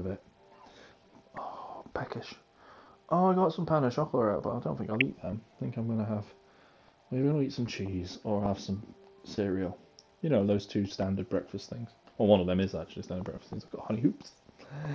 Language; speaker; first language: English; native; English